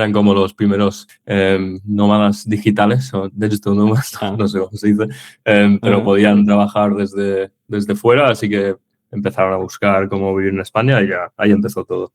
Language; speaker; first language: Spanish; early bilingual, other home language; English